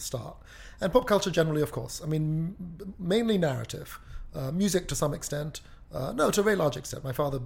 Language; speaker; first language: English; native; English